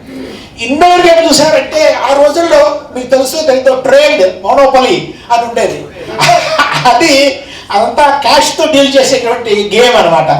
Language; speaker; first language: Telugu; native; Telugu